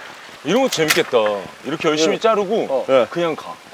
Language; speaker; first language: Korean; native; Korean